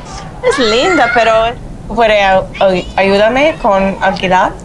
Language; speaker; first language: Spanish; non-native, learner; English